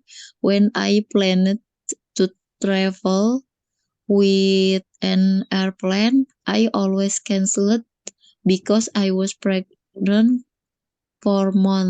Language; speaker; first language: English; non-native, learner; Indonesian